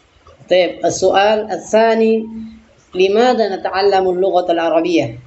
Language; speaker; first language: Arabic; non-native, fluent; Indonesian